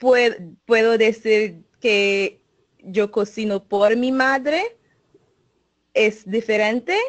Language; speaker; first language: Spanish; non-native, learner; English